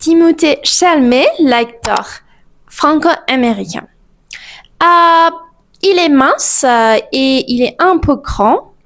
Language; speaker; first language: French; non-native, fluent; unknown